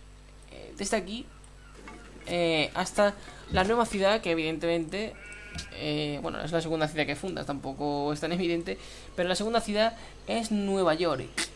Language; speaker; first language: Spanish; native; Spanish